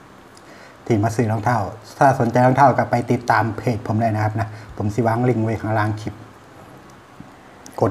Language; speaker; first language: Thai; non-native, local second language; Northeastern Thai